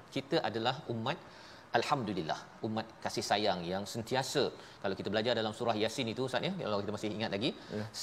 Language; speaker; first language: Malay; native; Malay